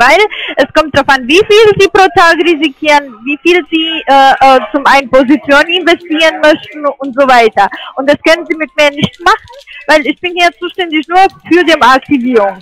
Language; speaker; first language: German; non-native, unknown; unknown